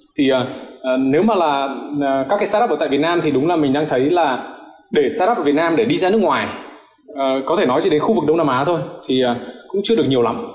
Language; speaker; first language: Vietnamese; early bilingual, heritage; Vietnamese